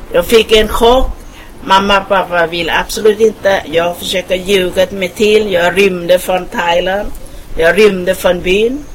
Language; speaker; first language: Swedish; non-native, fluent; Thai